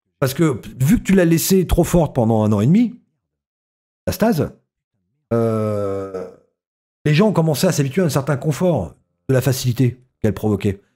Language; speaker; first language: French; native; French